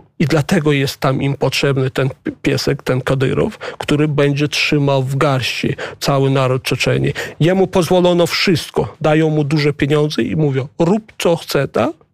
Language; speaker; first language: Polish; non-native, fluent; Chechen